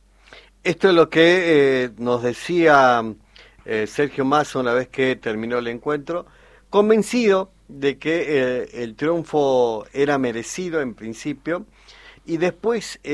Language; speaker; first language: Spanish; native; Spanish